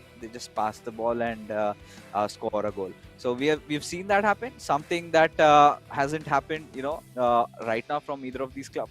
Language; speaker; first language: English; non-native, local second language; Hindi